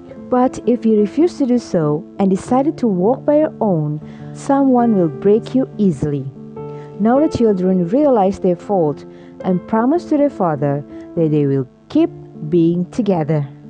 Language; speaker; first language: English; non-native, fluent; Indonesian